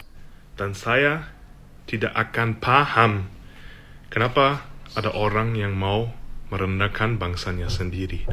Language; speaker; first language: Indonesian; non-native, fluent; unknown